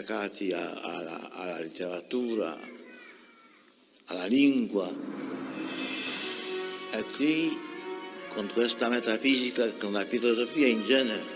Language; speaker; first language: Italian; non-native, fluent; Polish